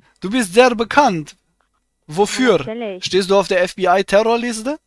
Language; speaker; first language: German; native; German